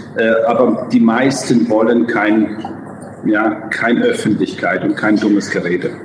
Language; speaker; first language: German; non-native, fluent; Croatian